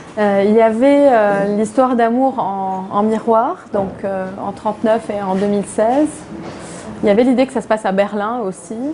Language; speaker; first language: French; non-native, local second language; Arabic